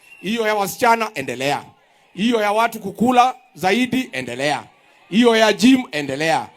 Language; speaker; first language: Swahili; non-native, local second language; Kikuyu